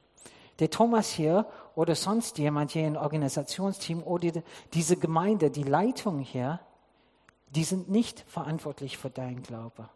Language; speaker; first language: German; non-native, fluent; English